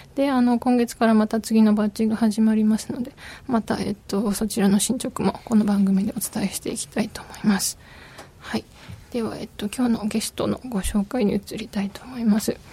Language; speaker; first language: Japanese; native; Japanese